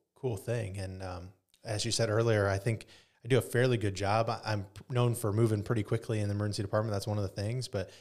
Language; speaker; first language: English; native; English